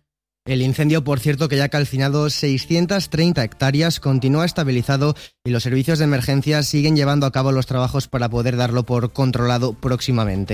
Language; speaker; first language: Spanish; native; Spanish